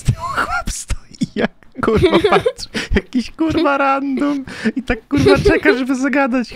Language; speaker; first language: Polish; native; Polish